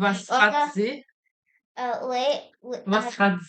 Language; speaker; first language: German; non-native, fluent; Serbian